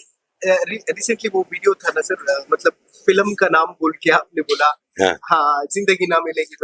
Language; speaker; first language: Hindi; non-native, local second language; Kannada